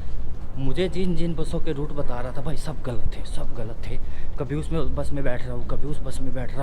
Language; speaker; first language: Hindi; native; Hindi